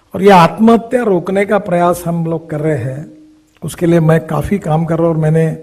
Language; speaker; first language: Hindi; non-native, local second language; Marathi